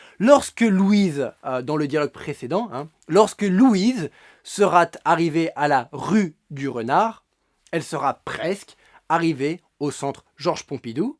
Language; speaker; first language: French; native; French